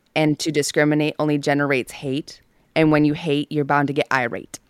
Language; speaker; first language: English; native; English